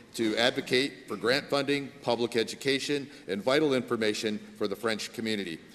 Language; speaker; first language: English; native; English